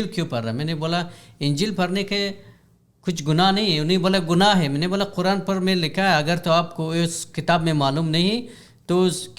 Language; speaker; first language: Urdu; non-native, learner; Hazaragi